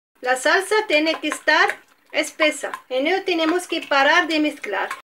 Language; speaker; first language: Spanish; non-native, fluent; Arabic